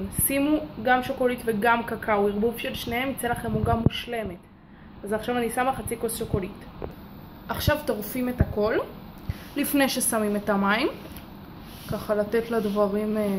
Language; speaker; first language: Hebrew; native; Hebrew